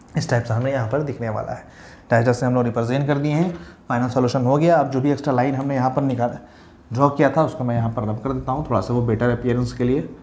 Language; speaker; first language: Hindi; native; Hindi